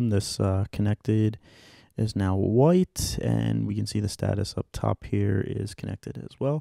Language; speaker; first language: English; native; English